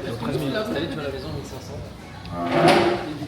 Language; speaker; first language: French; native; French